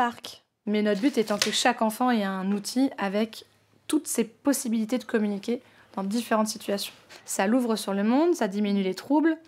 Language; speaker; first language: French; native; French